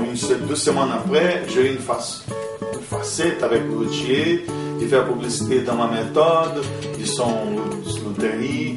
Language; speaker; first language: French; non-native, fluent; Portuguese